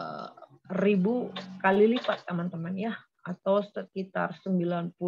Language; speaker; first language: Indonesian; native; Indonesian